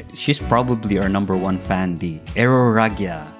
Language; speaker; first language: English; non-native, local second language; Cebuano